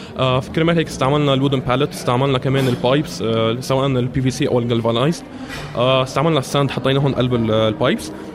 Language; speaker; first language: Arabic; native; Arabic